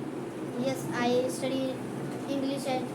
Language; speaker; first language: English; non-native, learner; Marathi